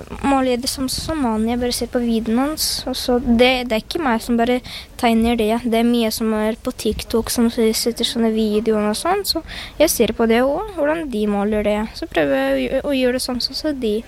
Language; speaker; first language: Norwegian; early bilingual, other home language; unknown